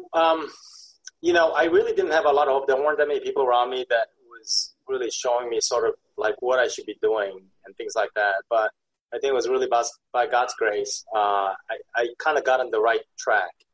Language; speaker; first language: English; early bilingual, other home language; Korean